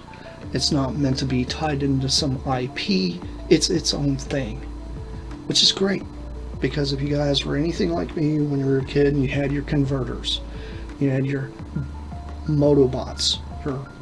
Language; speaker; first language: English; native; English